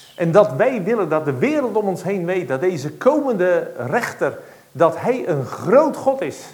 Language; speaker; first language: Dutch; native; Dutch